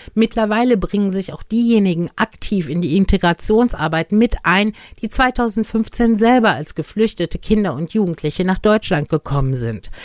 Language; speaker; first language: German; native; German